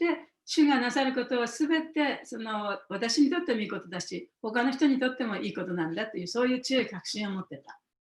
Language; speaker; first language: Japanese; native; Japanese